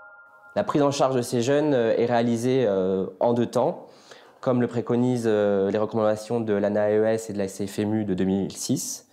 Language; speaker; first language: French; native; French